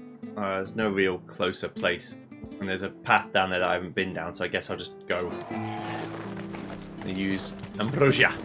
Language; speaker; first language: English; native; English